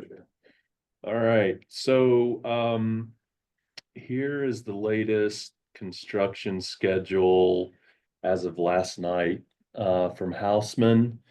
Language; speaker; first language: English; native; English